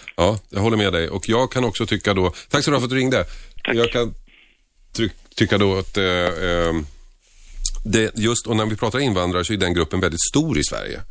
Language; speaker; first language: Swedish; early bilingual, other home language; Finnish